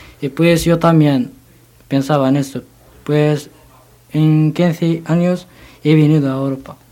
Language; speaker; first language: Spanish; non-native, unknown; Berber languages